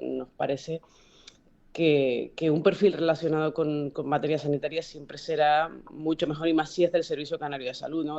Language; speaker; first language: Spanish; native; Spanish